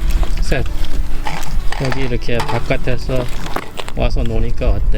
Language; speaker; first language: Korean; early bilingual, heritage; Korean